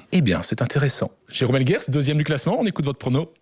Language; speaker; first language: French; native; French